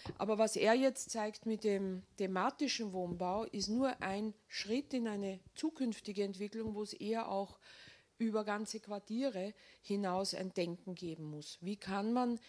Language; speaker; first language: German; native; German